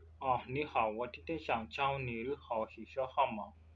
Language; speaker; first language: Chinese; non-native, learner; Hausa